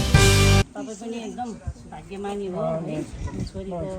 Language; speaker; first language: Nepali; non-native, local second language; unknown